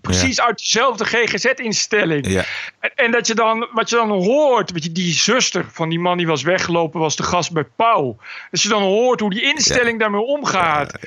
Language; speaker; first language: Dutch; native; Dutch